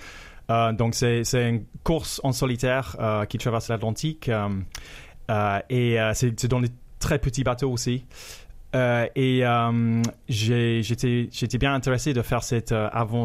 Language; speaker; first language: French; non-native, fluent; English